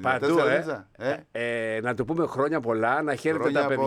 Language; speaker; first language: Greek; native; Greek